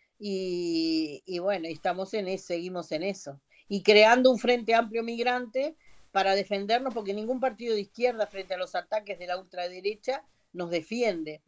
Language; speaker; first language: Spanish; native; Spanish